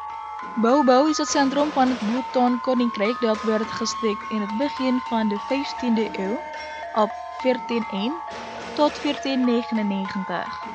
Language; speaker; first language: Dutch; non-native, fluent; Indonesian